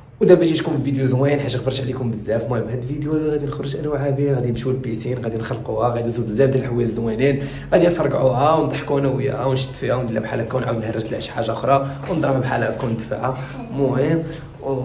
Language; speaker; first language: Arabic; native; Arabic